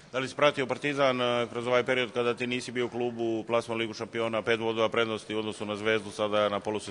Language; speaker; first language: Serbian; native; Serbian